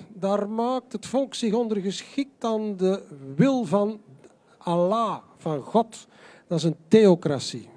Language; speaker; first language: Dutch; native; Dutch